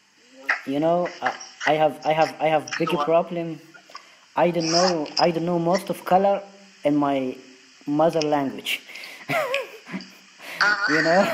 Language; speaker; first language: English; non-native, learner; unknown